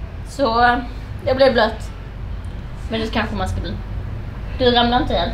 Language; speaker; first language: Swedish; native; Swedish